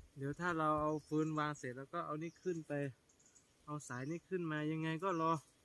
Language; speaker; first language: Thai; native; Thai